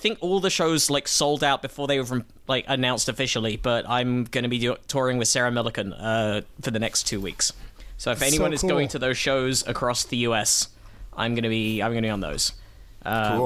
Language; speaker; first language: English; native; English